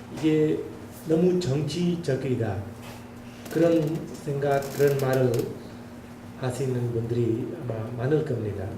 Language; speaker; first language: Korean; non-native, learner; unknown